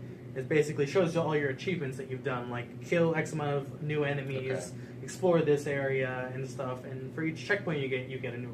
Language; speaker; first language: English; native; English